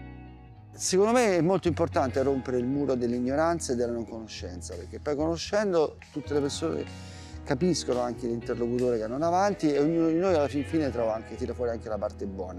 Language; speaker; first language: Italian; native; Italian